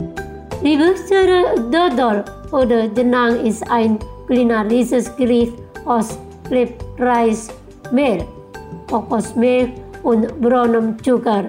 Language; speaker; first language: German; non-native, fluent; Indonesian